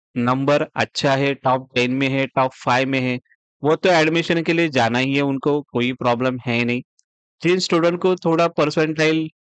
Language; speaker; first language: Hindi; non-native, local second language; Marathi